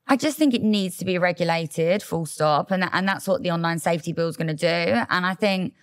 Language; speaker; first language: English; native; English